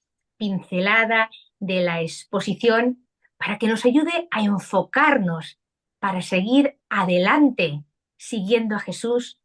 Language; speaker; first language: Spanish; native; Spanish